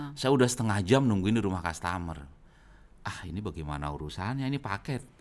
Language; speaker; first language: Indonesian; native; Indonesian